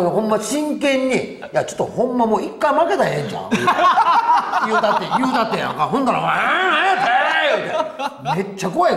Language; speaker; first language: Japanese; native; Japanese